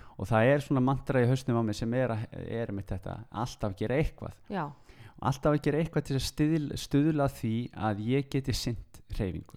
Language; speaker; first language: Icelandic; native; Icelandic